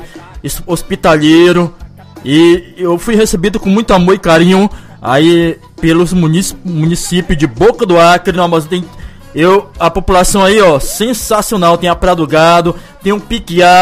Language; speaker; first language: Portuguese; native; Portuguese